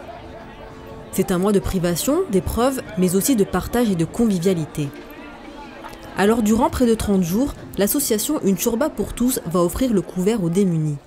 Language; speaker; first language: French; native; French